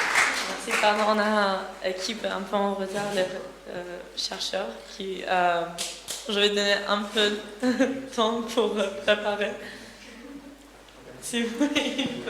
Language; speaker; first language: French; non-native, learner; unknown